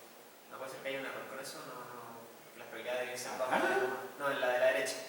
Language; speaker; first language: Spanish; native; Spanish